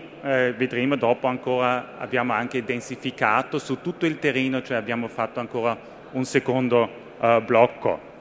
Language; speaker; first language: Italian; non-native, fluent; German